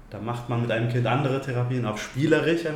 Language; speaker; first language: German; native; German